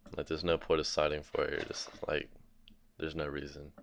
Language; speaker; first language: English; native; English